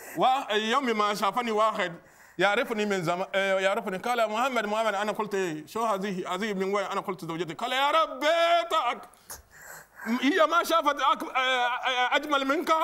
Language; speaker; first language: Arabic; non-native, fluent; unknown